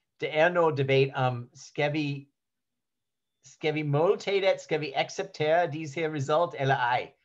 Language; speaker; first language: Danish; non-native, learner; English